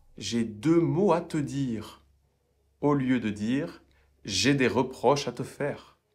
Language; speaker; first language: French; native; French